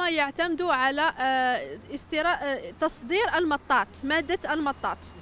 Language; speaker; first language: Arabic; native; Arabic